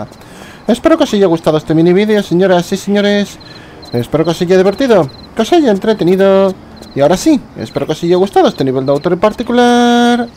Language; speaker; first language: Spanish; native; Spanish